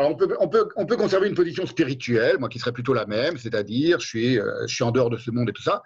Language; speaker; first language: French; native; French